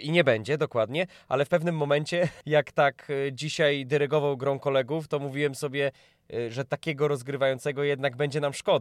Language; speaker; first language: Polish; native; Polish